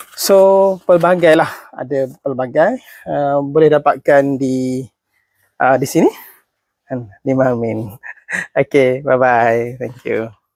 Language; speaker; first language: Malay; native; Malay